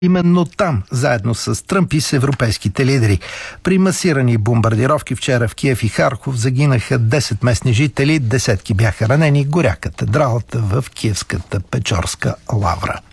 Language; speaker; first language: Bulgarian; native; Bulgarian